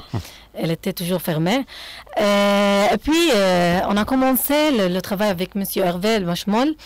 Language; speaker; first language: French; non-native, fluent; Arabic